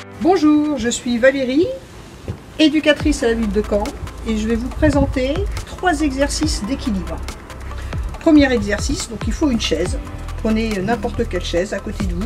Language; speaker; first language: French; native; French